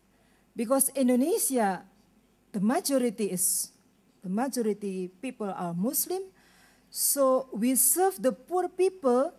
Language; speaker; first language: English; non-native, learner; Indonesian